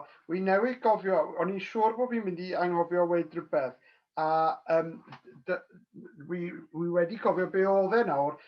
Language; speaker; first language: Welsh; native; Welsh